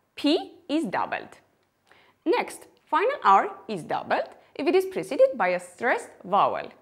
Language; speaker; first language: English; non-native, fluent; Armenian